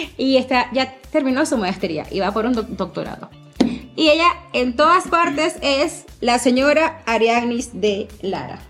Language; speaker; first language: Spanish; native; Spanish